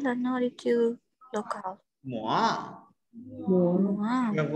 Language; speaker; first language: French; non-native, fluent; Hindi